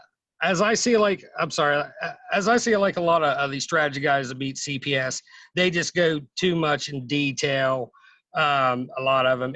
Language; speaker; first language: English; native; English